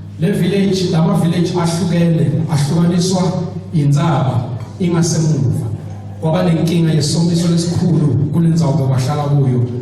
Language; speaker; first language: Zulu; non-native, local second language; Swati